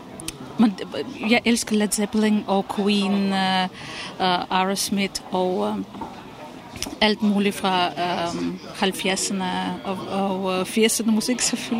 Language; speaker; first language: Danish; non-native, fluent; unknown